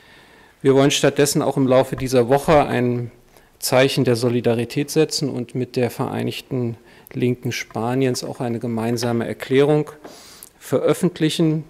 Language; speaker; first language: German; native; German